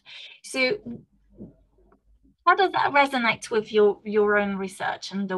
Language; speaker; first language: English; non-native, fluent; French